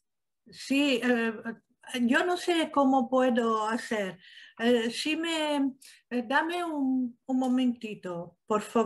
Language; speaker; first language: Spanish; non-native, learner; Italian